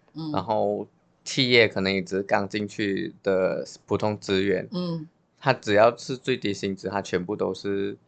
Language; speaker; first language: Chinese; native; Chinese